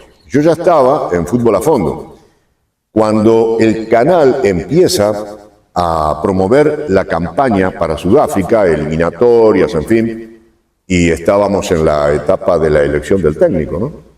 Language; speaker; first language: Spanish; native; Spanish